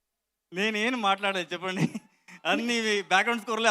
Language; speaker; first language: Telugu; non-native, learner; Kannada